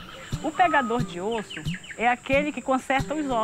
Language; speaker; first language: Portuguese; native; Portuguese